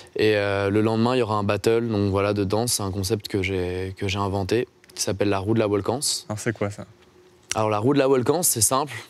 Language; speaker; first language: French; native; French